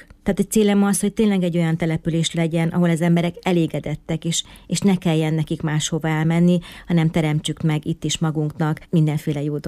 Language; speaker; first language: Hungarian; native; Hungarian